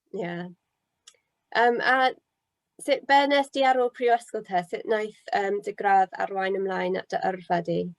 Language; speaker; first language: Welsh; non-native, local second language; English